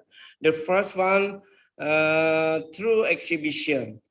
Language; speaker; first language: English; non-native, fluent; Indonesian